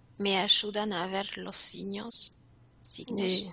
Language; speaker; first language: Spanish; non-native, fluent; French